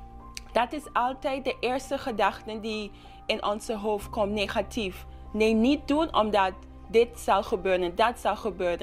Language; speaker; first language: Dutch; non-native, local second language; English